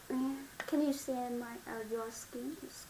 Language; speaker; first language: English; non-native, learner; Vietnamese